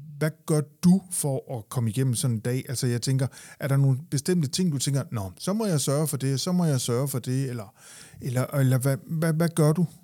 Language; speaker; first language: Danish; native; Danish